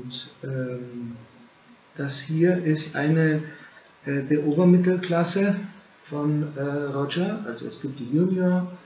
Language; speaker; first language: German; non-native, fluent; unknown